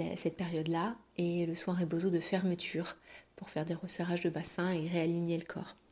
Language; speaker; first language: French; native; French